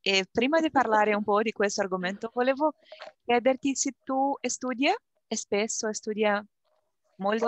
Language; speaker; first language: Italian; non-native, learner; Portuguese